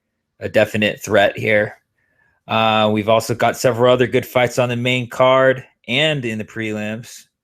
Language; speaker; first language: English; native; English